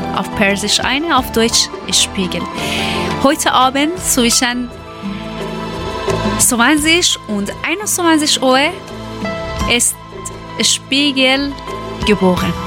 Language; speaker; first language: German; non-native, learner; Persian